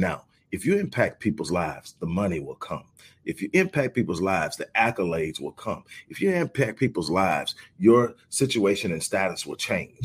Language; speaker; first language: English; native; English